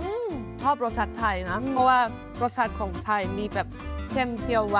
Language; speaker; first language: Thai; non-native, fluent; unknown